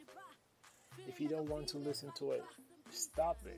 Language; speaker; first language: English; non-native, local second language; Krio